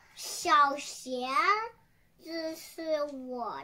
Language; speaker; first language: Chinese; early bilingual, heritage; Chinese